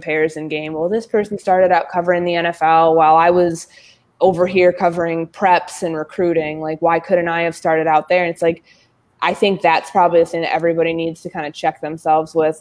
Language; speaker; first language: English; native; English